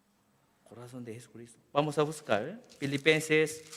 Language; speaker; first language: Spanish; non-native, learner; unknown